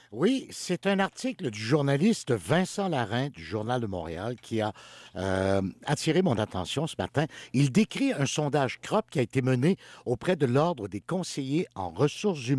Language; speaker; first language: French; native; French